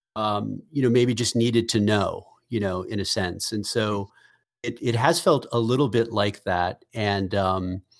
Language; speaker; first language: English; native; English